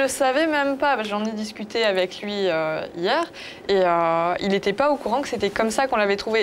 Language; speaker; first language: French; native; French